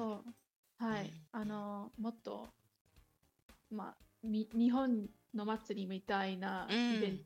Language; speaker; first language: Japanese; non-native, learner; English